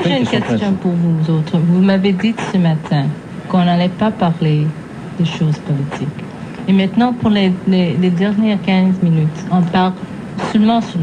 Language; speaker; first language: French; non-native, fluent; English